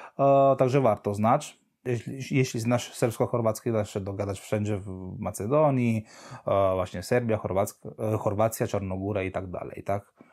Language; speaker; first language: Polish; non-native, fluent; Italian